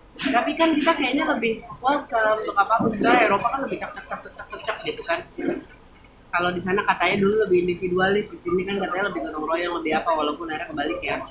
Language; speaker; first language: Indonesian; early bilingual, other home language; German